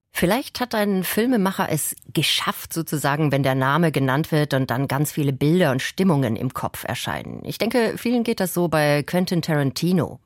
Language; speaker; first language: German; native; German